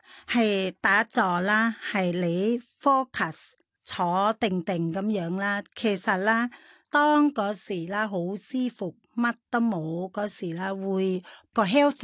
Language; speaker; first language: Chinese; non-native, fluent; Thai